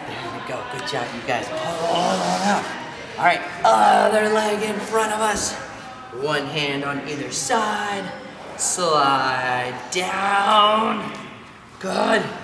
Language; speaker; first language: English; native; English